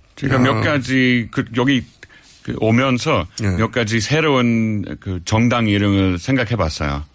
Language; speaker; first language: Korean; non-native, fluent; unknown